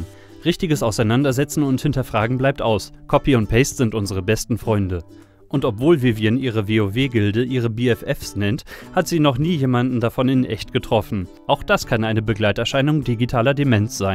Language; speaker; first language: German; native; German